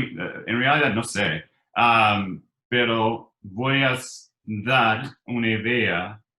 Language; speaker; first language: Spanish; non-native, learner; English